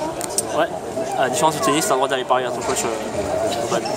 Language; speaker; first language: French; native; French